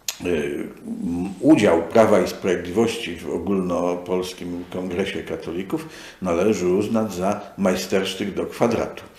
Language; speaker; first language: Polish; native; Polish